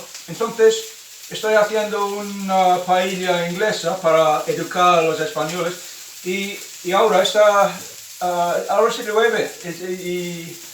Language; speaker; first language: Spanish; non-native, fluent; English